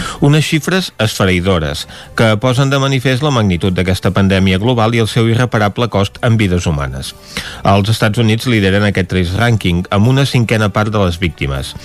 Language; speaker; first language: Catalan; native; Catalan